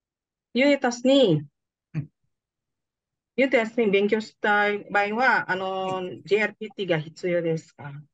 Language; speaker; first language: Japanese; non-native, fluent; Indonesian